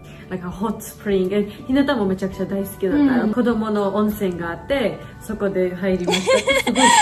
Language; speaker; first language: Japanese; non-native, fluent; Georgian